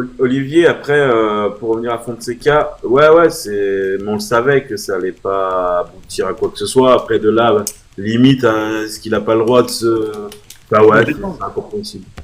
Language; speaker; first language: French; native; French